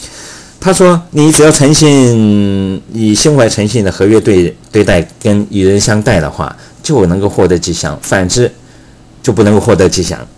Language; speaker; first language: Chinese; native; Chinese